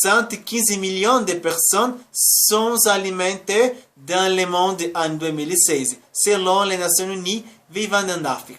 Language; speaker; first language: French; non-native, learner; Spanish